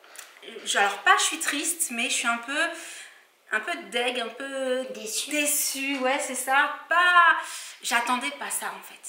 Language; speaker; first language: French; native; French